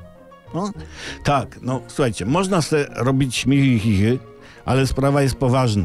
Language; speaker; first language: Polish; native; Polish